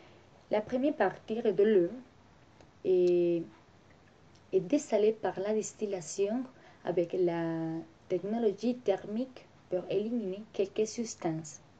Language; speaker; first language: French; non-native, learner; Spanish